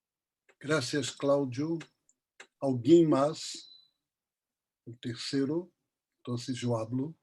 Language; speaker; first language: Spanish; non-native, learner; Portuguese